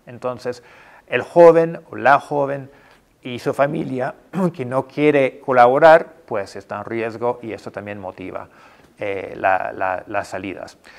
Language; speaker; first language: Spanish; non-native, fluent; English